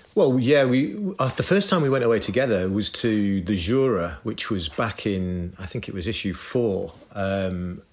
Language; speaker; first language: English; native; English